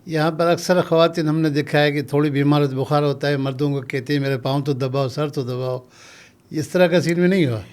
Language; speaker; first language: Urdu; non-native, local second language; Sindhi